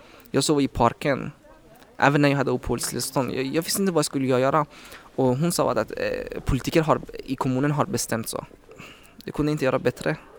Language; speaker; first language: Swedish; non-native, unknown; Persian